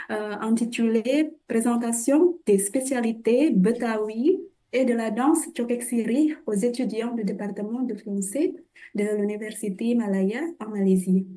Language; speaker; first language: French; non-native, fluent; Indonesian